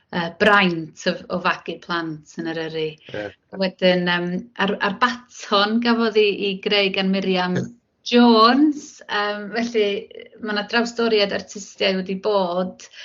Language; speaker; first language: Welsh; native; Welsh